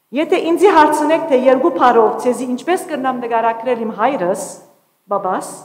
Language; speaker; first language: Armenian; early bilingual, heritage; Armenian